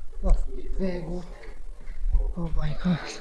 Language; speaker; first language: English; non-native, learner; Croatian